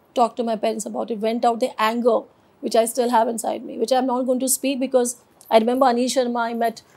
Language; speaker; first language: Hindi; native; Hindi